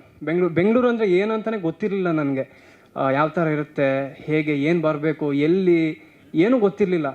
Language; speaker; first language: Kannada; non-native, local second language; Tulu